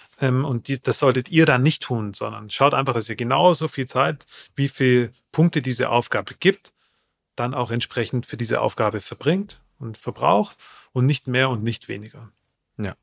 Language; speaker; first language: German; native; German